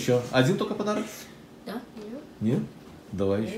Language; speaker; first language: Russian; native; Russian